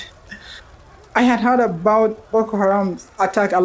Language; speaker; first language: English; non-native, local second language; Hausa